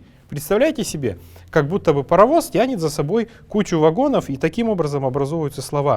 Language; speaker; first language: Russian; native; Russian